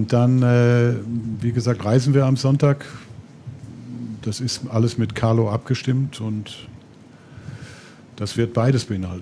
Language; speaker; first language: German; native; German